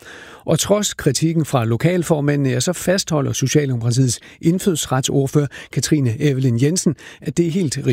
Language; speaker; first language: Danish; native; Danish